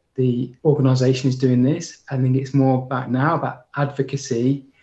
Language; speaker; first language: English; native; English